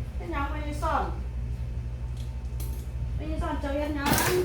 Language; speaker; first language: Korean; non-native, learner; Thai